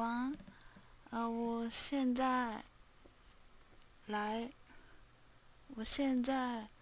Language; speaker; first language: Chinese; non-native, learner; Japanese